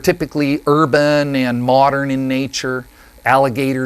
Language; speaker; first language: English; native; English